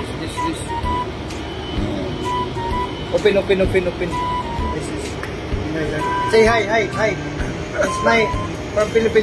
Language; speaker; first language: English; non-native, learner; Filipino